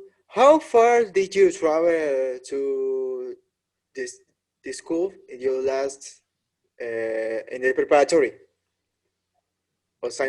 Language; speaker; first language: English; non-native, learner; Spanish